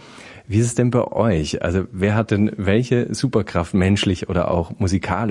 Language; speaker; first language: German; native; German